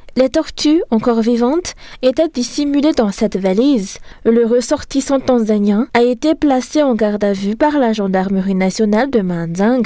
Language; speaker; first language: French; non-native, local second language; Malagasy